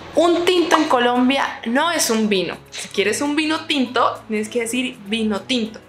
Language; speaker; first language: Spanish; native; Spanish